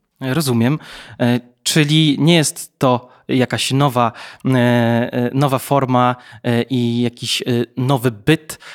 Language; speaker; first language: Polish; native; Polish